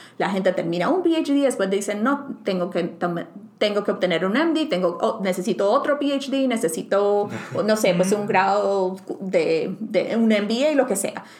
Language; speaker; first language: Spanish; native; Spanish